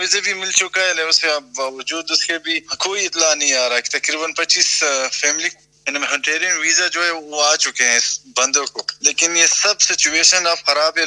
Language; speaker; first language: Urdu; non-native, fluent; Pashto